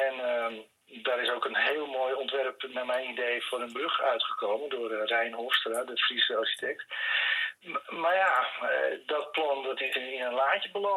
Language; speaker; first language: Dutch; native; Dutch